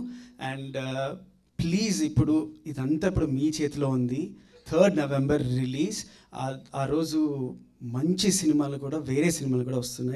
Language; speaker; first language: Telugu; native; Telugu